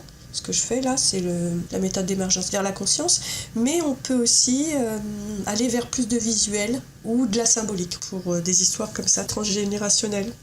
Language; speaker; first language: French; native; French